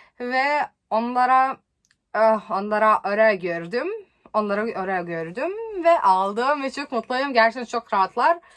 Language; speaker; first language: Turkish; non-native, learner; Serbian